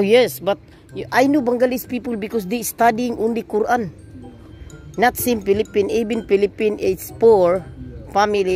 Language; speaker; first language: English; non-native, local second language; Filipino